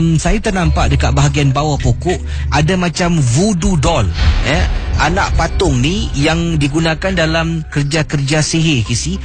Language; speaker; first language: Malay; native; Malay